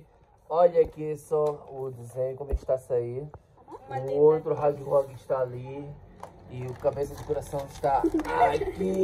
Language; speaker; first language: Portuguese; native; Portuguese